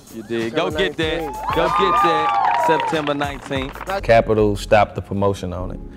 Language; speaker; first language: English; native; English